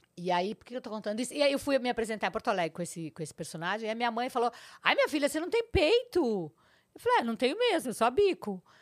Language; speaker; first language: Portuguese; native; Portuguese